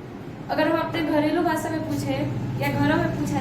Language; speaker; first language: Hindi; native; Hindi